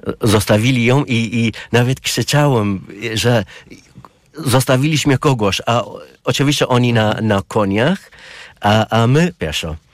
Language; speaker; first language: Polish; non-native, learner; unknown